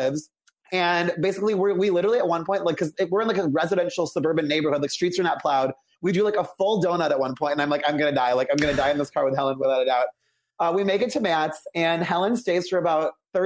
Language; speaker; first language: English; native; English